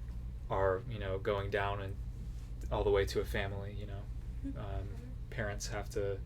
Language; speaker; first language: English; native; English